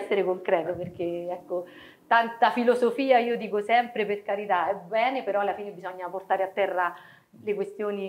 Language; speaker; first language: Italian; native; Italian